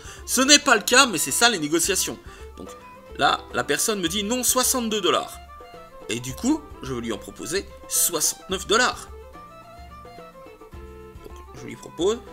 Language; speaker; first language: French; native; French